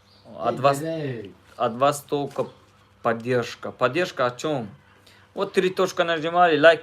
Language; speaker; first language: Russian; non-native, learner; Tajik